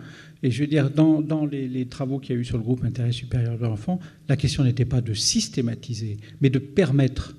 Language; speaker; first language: French; native; French